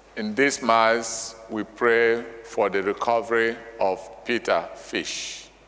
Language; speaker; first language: English; non-native, local second language; Igbo